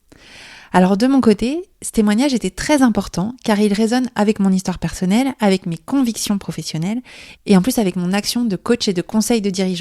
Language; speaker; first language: French; native; French